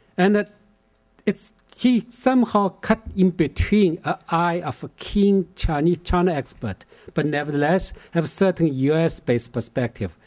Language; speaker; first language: English; non-native, fluent; Chinese